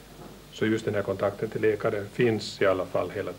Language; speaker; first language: Swedish; native; Swedish